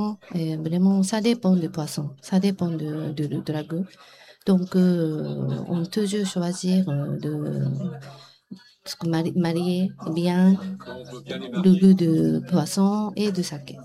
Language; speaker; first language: French; non-native, learner; Japanese